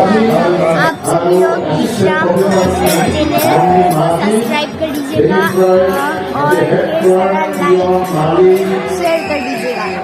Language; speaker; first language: Hindi; non-native, local second language; Bodo